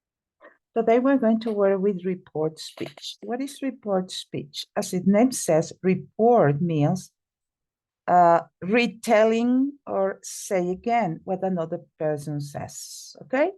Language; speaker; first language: English; non-native, fluent; Spanish